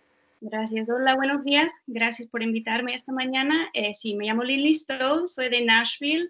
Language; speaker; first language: Spanish; non-native, fluent; English